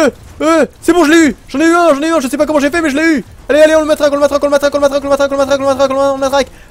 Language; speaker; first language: French; native; French